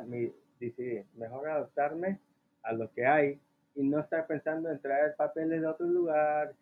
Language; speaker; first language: Spanish; early bilingual, heritage; Spanish